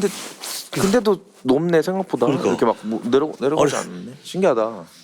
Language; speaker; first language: Korean; native; Korean